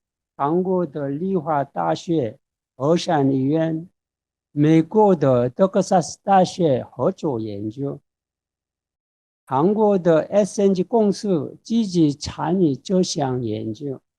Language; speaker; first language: Chinese; non-native, fluent; Korean